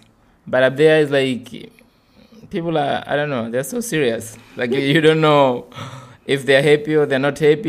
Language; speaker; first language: English; non-native, local second language; Swahili